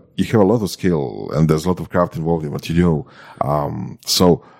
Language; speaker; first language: English; non-native, fluent; Croatian